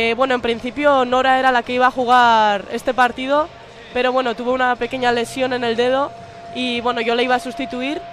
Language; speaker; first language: Spanish; native; Spanish